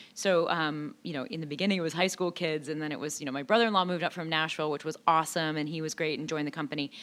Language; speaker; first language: English; native; English